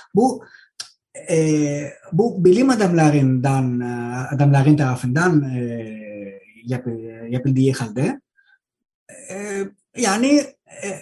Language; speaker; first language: Turkish; non-native, learner; Greek